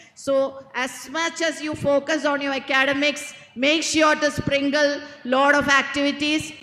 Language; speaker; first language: English; non-native, local second language; Malayalam